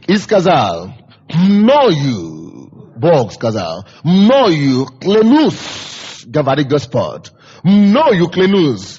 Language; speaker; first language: Russian; non-native, fluent; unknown